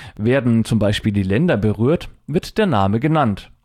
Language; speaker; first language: German; native; German